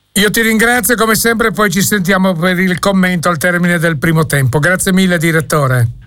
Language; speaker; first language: Italian; native; Italian